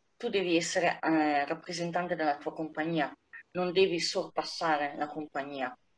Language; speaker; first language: Italian; native; Italian